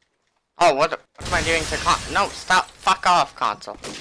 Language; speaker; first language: English; native; English